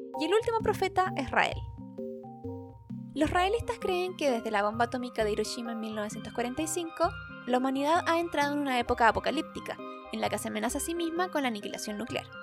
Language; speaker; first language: Spanish; native; Spanish